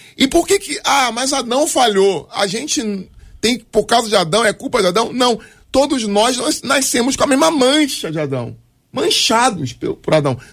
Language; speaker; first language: Portuguese; native; Portuguese